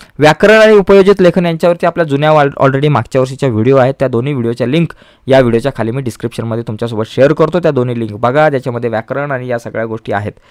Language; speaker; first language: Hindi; non-native, local second language; Marathi